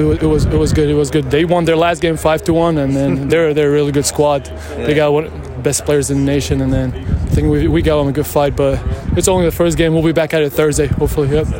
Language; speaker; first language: English; non-native, fluent; Arabic